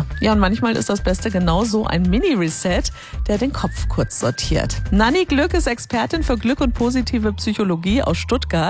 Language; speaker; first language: German; native; German